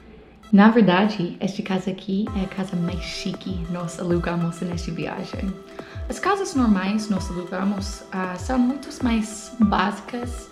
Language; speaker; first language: Portuguese; non-native, learner; English